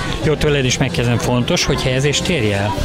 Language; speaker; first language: Hungarian; native; Hungarian